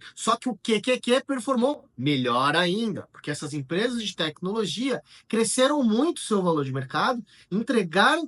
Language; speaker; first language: Portuguese; native; Portuguese